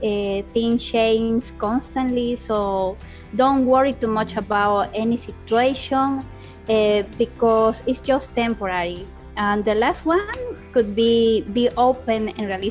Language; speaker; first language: English; non-native, learner; Spanish